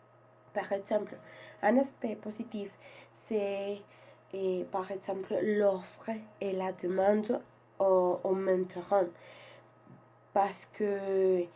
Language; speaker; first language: French; non-native, learner; Spanish